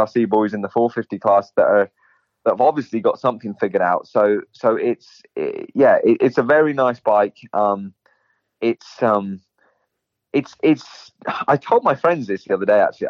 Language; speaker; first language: English; native; English